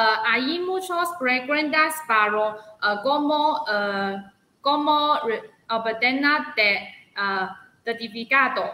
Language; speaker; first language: Spanish; non-native, learner; Chinese